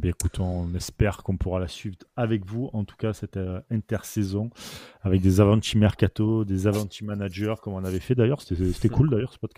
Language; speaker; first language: French; native; French